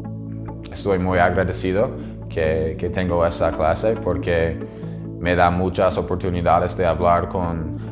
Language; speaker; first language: Spanish; non-native, fluent; English